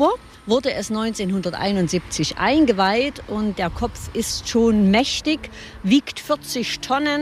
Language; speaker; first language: German; native; German